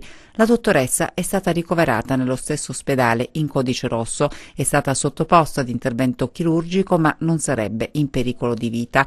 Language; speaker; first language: Italian; native; Italian